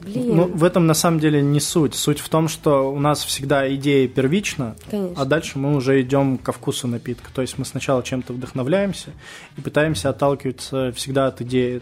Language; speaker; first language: Russian; native; Russian